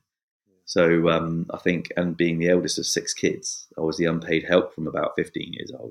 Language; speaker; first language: English; native; English